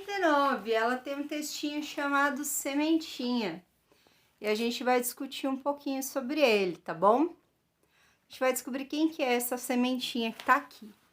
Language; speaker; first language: Portuguese; native; Portuguese